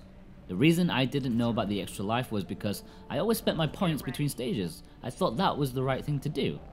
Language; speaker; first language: English; native; English